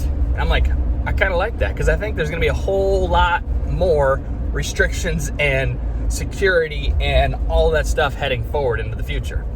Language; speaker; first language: English; native; English